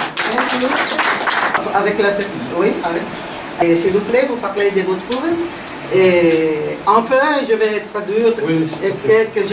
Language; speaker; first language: French; non-native, learner; Italian